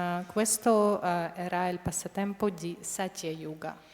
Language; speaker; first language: Italian; non-native, fluent; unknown